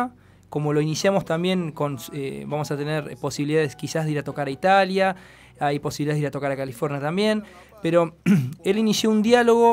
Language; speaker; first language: Spanish; native; Spanish